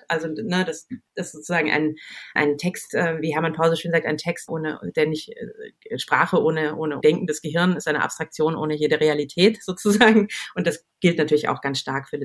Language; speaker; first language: German; native; German